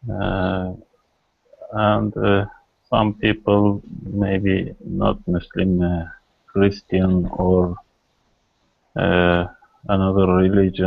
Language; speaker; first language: English; non-native, learner; Kurdish